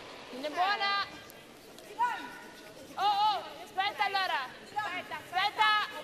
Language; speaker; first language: Italian; native; Italian